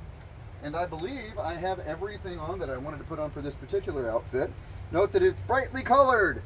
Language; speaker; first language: English; native; English